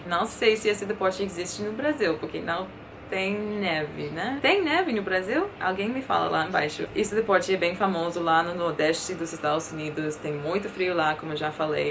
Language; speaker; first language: Portuguese; non-native, fluent; English